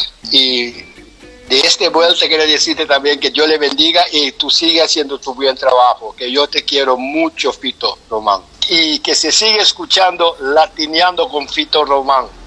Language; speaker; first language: Spanish; non-native, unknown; Papiamento